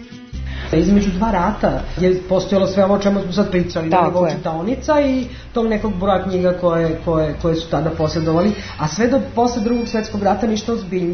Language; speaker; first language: Serbian; native; Serbian